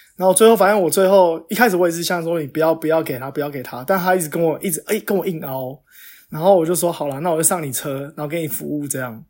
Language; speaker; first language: Chinese; native; Chinese